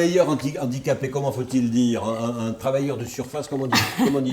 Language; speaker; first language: French; native; French